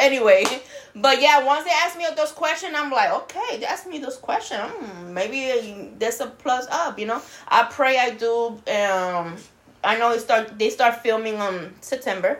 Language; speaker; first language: English; non-native, fluent; Spanish